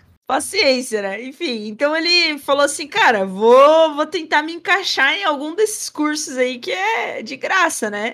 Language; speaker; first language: Portuguese; native; Portuguese